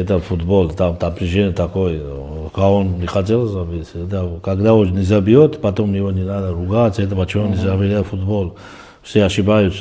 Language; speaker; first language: Russian; non-native, fluent; Georgian